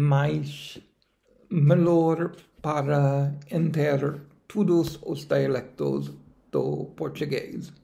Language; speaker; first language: Portuguese; non-native, learner; English